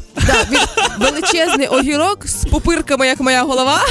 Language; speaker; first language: Ukrainian; native; Ukrainian